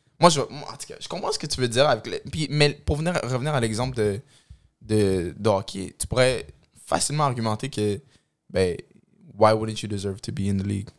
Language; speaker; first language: French; early bilingual, other home language; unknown